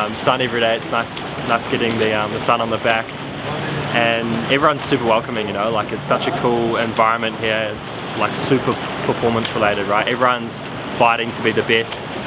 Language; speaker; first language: English; native; English